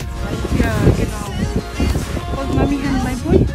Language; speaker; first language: German; non-native, learner; Filipino